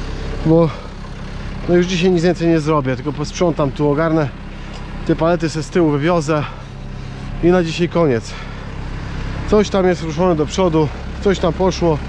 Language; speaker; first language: Polish; native; Polish